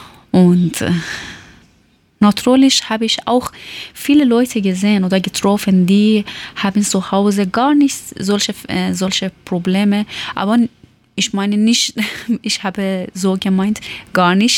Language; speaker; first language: German; non-native, learner; Persian